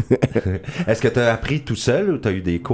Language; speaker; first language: French; native; French